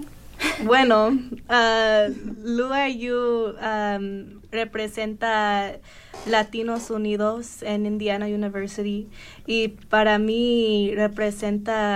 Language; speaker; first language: Spanish; early bilingual, heritage; Spanish